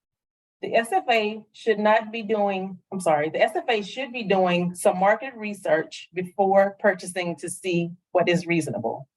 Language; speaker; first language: English; native; English